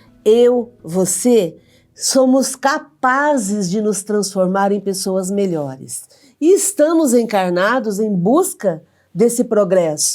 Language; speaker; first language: Portuguese; native; Portuguese